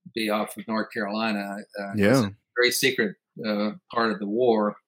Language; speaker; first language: English; native; English